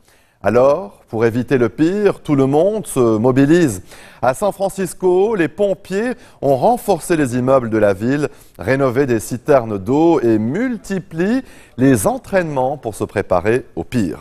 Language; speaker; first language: French; non-native, local second language; Arabic